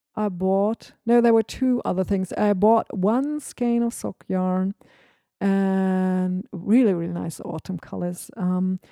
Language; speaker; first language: English; non-native, fluent; German